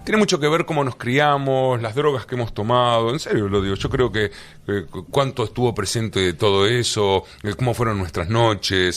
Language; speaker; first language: Spanish; native; Spanish